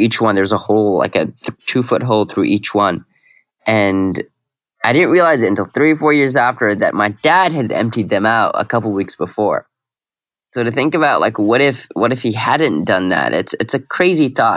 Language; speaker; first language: English; early bilingual, other home language; Arabic